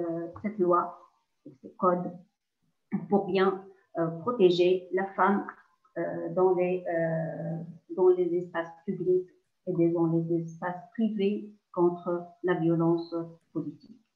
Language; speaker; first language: French; non-native, local second language; Arabic